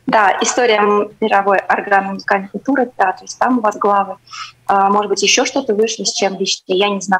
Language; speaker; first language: Russian; native; Russian